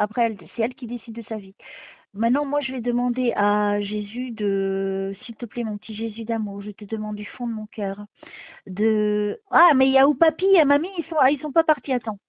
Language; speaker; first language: French; native; French